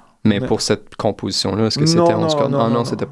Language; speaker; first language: French; native; French